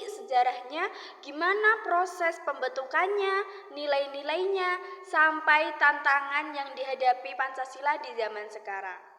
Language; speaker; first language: Indonesian; native; Indonesian